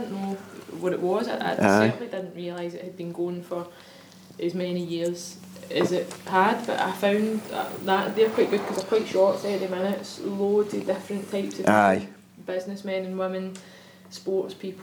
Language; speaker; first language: English; native; English